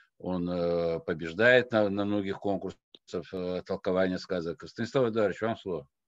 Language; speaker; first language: Russian; non-native, local second language; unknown